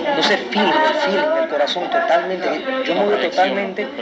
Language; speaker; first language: Spanish; early bilingual, heritage; Spanish